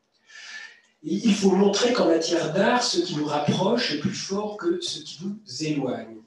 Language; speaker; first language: French; native; French